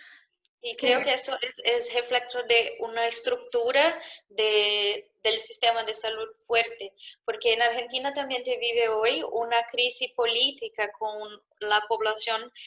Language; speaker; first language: Spanish; non-native, learner; Portuguese